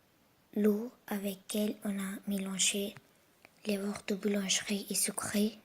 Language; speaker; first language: French; non-native, learner; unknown